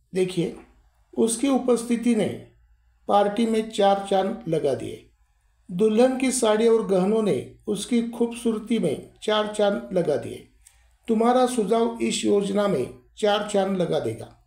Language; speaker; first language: Hindi; non-native, local second language; Marathi